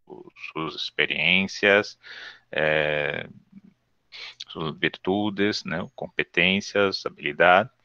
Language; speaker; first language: Spanish; non-native, learner; Portuguese